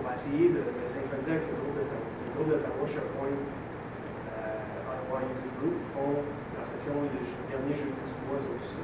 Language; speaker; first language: French; native; French